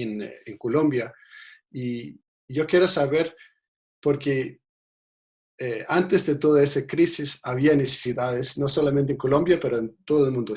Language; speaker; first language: Spanish; non-native, fluent; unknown